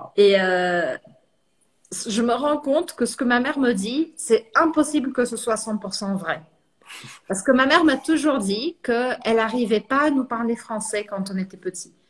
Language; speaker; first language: French; early bilingual, heritage; French